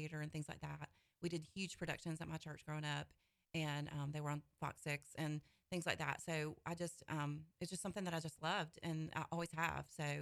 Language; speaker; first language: English; native; English